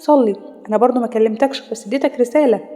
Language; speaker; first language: Arabic; native; Arabic